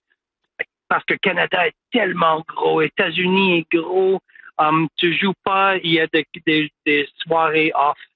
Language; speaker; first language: French; non-native, local second language; English